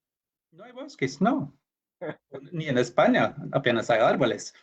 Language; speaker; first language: Spanish; non-native, fluent; Norwegian